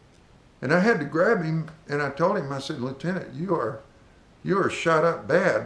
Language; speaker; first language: English; native; English